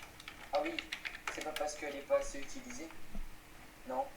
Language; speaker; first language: French; native; French